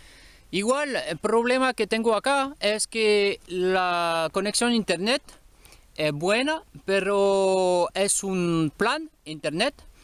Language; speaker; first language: Spanish; non-native, learner; French